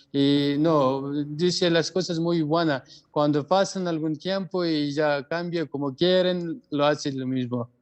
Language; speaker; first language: Spanish; non-native, learner; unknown